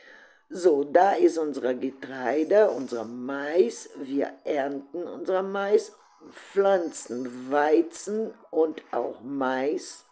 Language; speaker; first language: German; non-native, fluent; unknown